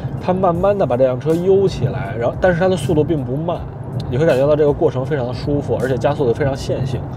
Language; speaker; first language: Chinese; native; Chinese